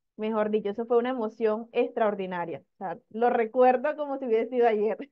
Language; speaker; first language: Spanish; native; Spanish